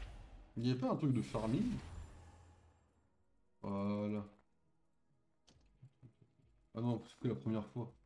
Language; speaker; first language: French; native; French